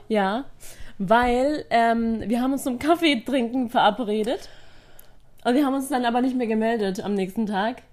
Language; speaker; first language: German; native; German